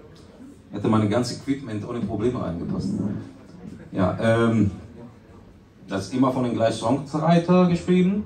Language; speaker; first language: German; non-native, fluent; Italian